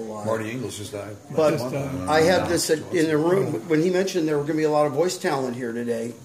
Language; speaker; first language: English; native; English